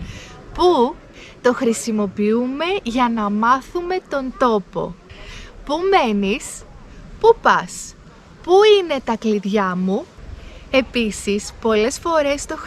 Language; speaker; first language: Greek; native; Greek